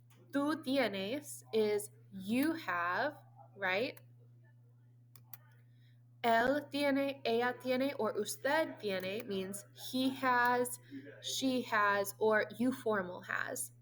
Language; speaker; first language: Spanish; non-native, fluent; English